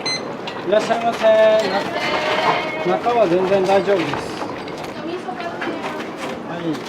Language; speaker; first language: Japanese; native; Japanese